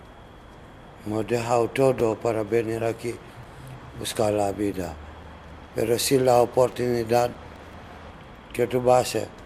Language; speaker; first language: Spanish; non-native, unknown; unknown